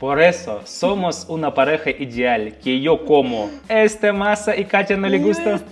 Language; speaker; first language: Spanish; non-native, fluent; Russian